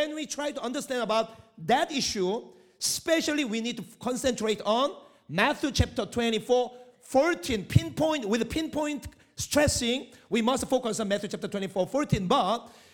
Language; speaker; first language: English; non-native, fluent; Korean